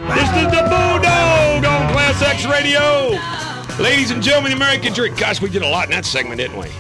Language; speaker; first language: English; native; English